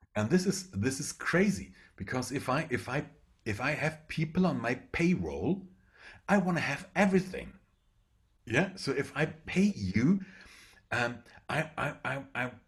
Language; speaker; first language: English; non-native, fluent; German